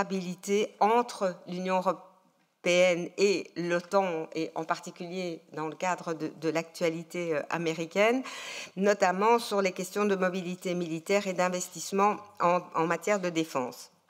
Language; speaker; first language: French; native; French